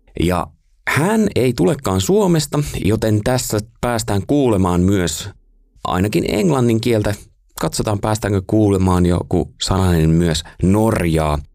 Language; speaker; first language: Finnish; native; Finnish